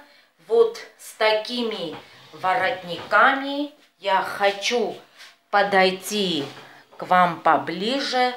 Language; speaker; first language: Russian; non-native, fluent; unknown